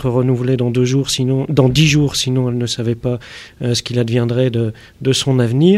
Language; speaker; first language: French; native; French